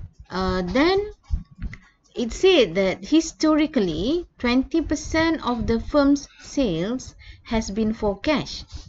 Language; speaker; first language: English; non-native, local second language; Malay